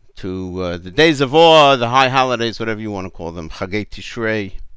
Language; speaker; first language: English; native; English